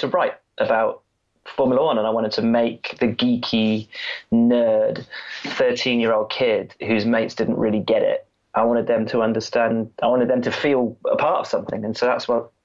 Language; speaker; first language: English; native; English